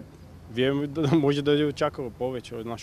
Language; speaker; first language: Bulgarian; non-native, learner; Portuguese